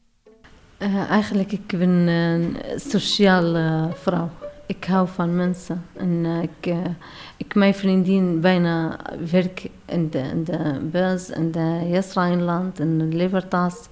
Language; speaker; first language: Dutch; non-native, learner; Arabic